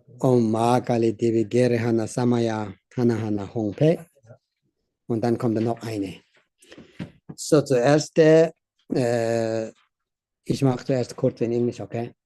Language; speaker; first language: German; non-native, learner; Tibetan